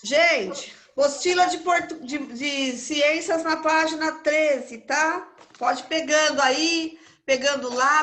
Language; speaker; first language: Portuguese; native; Portuguese